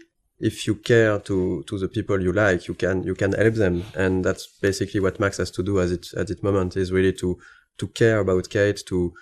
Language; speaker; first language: English; non-native, fluent; French